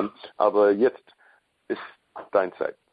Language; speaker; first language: German; non-native, learner; English